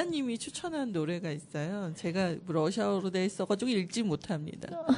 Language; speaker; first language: Korean; native; Korean